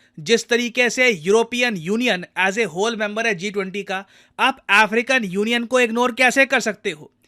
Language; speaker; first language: Hindi; native; Hindi